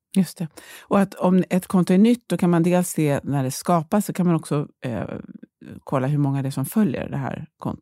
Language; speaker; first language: Swedish; native; Swedish